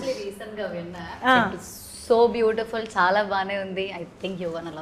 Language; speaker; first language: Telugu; non-native, learner; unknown